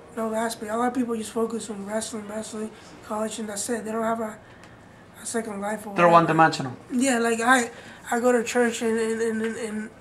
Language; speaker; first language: English; early bilingual, other home language; Spanish